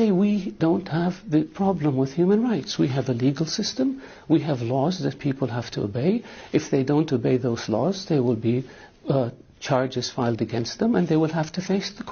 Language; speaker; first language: English; non-native, fluent; Arabic